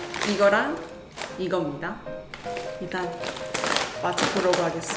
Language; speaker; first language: Korean; non-native, fluent; Thai